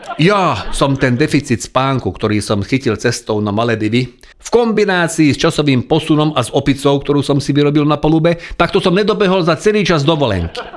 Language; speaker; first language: Slovak; non-native, local second language; Hungarian